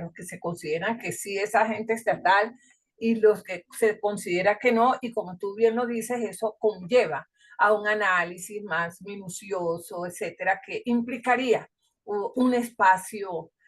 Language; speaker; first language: Spanish; native; Spanish